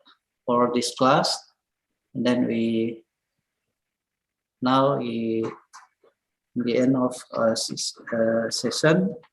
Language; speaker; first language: English; non-native, learner; Indonesian